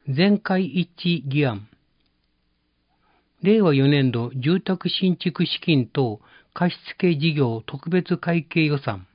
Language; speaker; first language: Japanese; native; Japanese